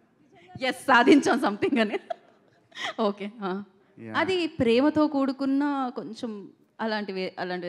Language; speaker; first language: Telugu; native; Telugu